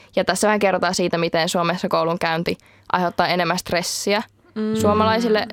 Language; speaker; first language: Finnish; native; Finnish